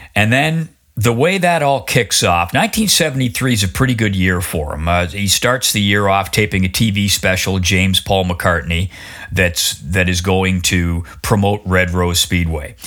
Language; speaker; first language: English; native; English